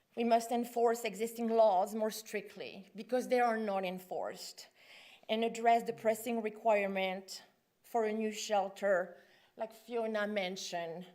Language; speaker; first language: English; non-native, fluent; French